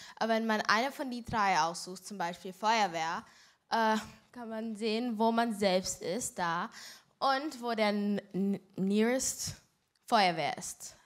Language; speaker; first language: German; non-native, learner; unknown